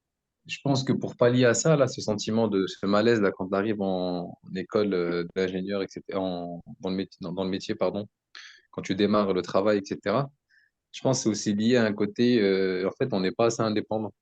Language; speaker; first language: French; native; French